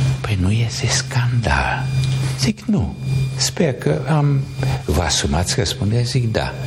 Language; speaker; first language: Romanian; non-native, local second language; Hungarian